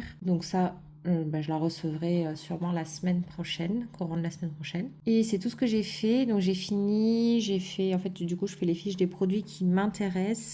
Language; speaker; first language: French; native; French